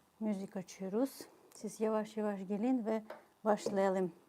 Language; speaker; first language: Turkish; non-native, fluent; Ukrainian